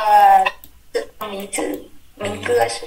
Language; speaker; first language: Chinese; non-native, learner; Vietnamese